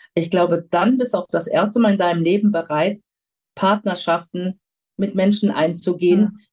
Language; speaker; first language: German; native; German